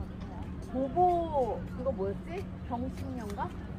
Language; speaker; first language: Spanish; non-native, fluent; Korean